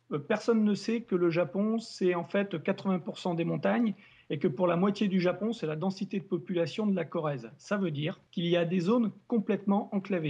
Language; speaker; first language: French; native; French